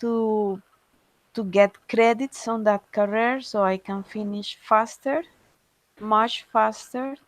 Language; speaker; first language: English; non-native, fluent; Spanish